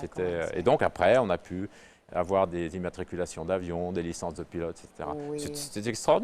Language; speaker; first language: French; native; French